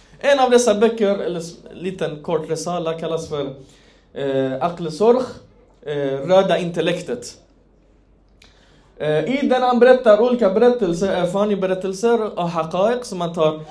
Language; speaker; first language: Swedish; non-native, fluent; Persian